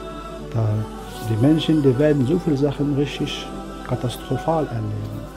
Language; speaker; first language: German; non-native, learner; Arabic